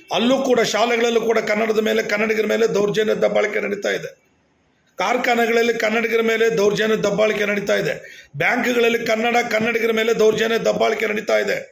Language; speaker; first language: Kannada; native; Kannada